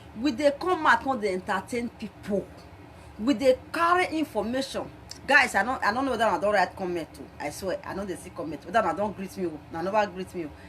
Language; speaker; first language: Nigerian Pidgin; non-native, local second language; Bini